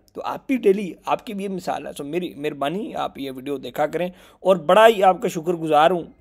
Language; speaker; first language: Urdu; non-native, local second language; Punjabi